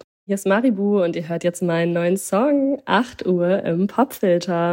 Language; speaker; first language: German; native; German